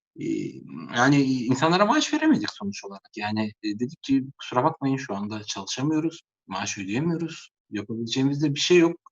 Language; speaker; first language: Turkish; native; Turkish